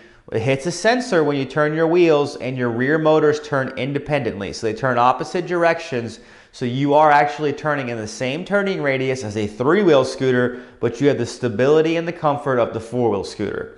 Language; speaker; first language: English; native; English